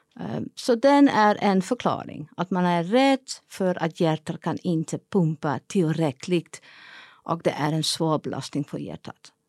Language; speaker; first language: Swedish; non-native, fluent; Dutch